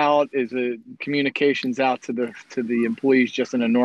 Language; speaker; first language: English; native; English